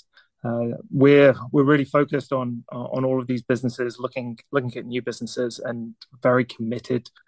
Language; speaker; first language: English; native; English